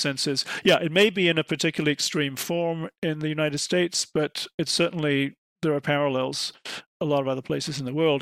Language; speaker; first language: English; native; English